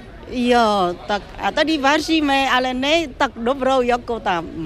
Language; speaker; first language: Czech; non-native, fluent; Vietnamese